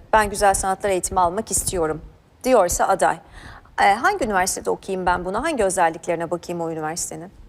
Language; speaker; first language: Turkish; native; Turkish